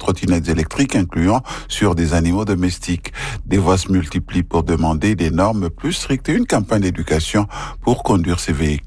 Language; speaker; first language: French; non-native, local second language; Swahili